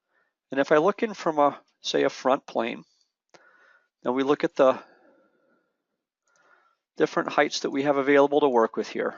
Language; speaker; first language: English; native; English